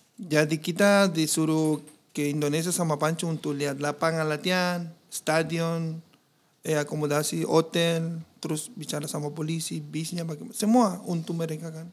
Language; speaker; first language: Indonesian; non-native, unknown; Spanish